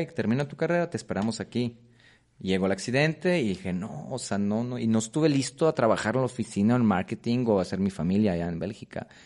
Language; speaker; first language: Spanish; non-native, fluent; Polish